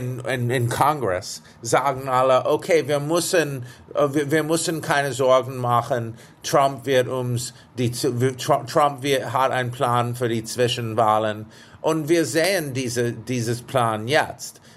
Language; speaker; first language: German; non-native, fluent; English